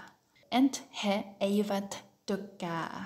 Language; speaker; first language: Finnish; non-native, fluent; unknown